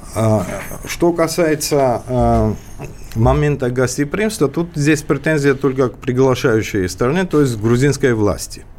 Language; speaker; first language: Russian; non-native, local second language; Georgian